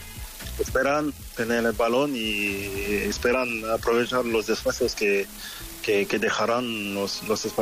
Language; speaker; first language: Spanish; non-native, learner; French